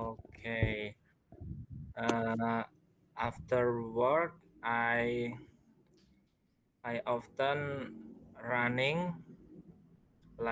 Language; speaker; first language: English; non-native, learner; Indonesian